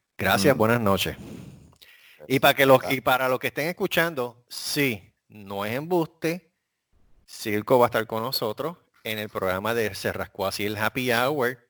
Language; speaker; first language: Spanish; native; Spanish